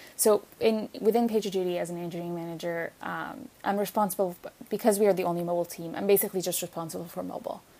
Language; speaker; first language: English; non-native, fluent; Arabic